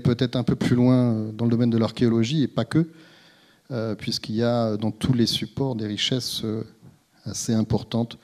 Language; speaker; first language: French; native; French